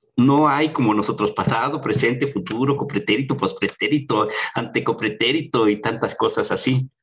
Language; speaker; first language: Spanish; native; Spanish